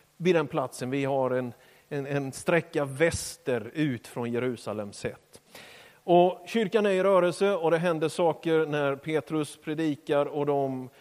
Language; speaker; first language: Swedish; native; Swedish